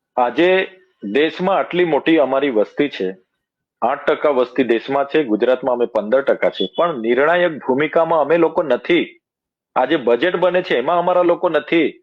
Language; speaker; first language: Gujarati; non-native, local second language; Bhili